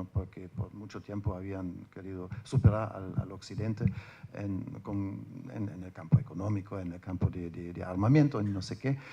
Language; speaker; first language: Spanish; non-native, fluent; German